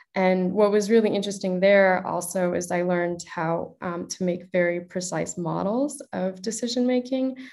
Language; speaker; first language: English; native; English